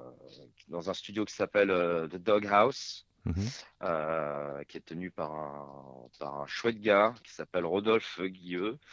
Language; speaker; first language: French; native; French